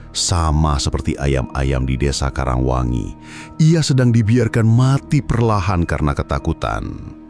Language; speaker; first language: Indonesian; native; Indonesian